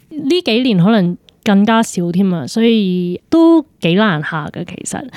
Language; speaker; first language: Cantonese; early bilingual, heritage; Cantonese